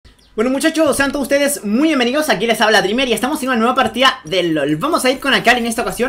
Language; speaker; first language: Spanish; native; Spanish